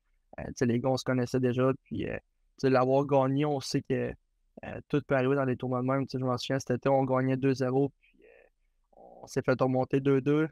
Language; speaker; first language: French; native; French